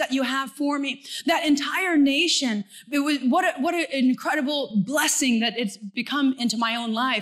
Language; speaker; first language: English; native; English